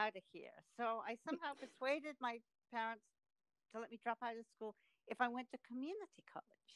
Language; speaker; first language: English; native; English